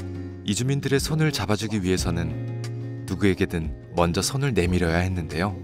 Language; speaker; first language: Korean; native; Korean